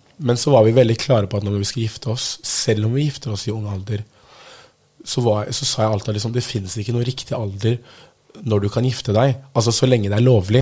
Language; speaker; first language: Norwegian; native; Norwegian